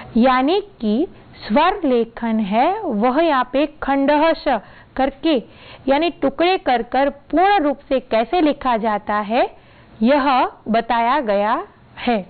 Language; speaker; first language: Hindi; non-native, local second language; Gujarati